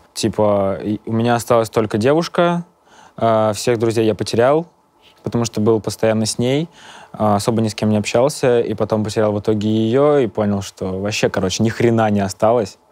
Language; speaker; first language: Russian; native; Russian